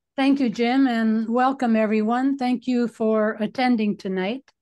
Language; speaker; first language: English; native; English